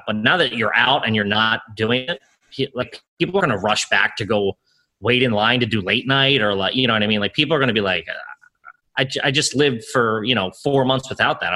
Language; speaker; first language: English; native; English